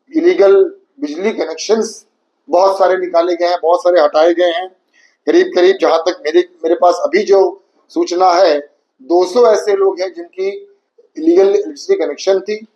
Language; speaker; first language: Hindi; native; Hindi